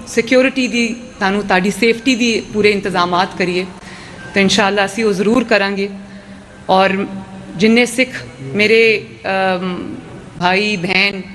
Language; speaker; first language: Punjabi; native; Punjabi